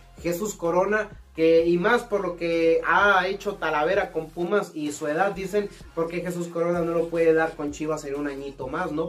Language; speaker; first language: Spanish; native; Spanish